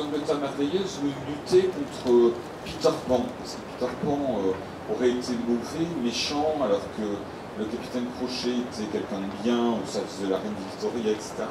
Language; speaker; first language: French; native; French